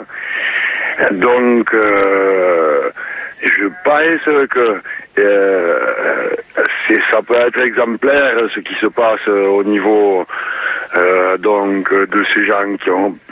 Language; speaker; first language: French; native; French